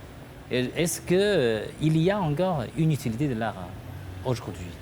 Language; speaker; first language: French; non-native, fluent; Chinese